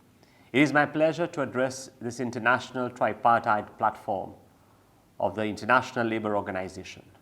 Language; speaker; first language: English; non-native, local second language; Seselwa Creole French